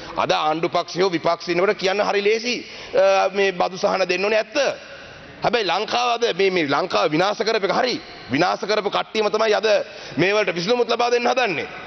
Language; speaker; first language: Sinhala; non-native, local second language; Tamil